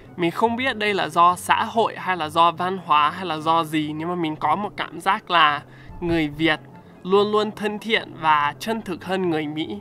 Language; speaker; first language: Vietnamese; non-native, fluent; English